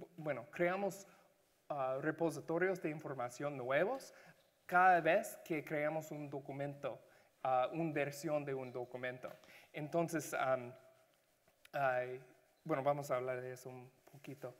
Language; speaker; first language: Spanish; non-native, learner; English